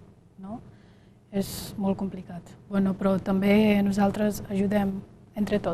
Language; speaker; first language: Catalan; non-native, learner; Punjabi